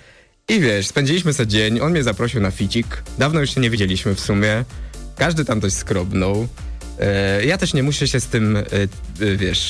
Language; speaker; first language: Polish; native; Polish